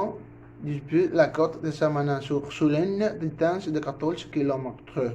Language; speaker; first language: French; non-native, learner; Spanish